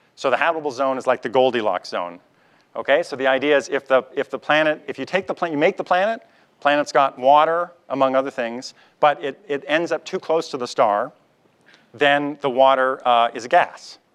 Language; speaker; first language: English; native; English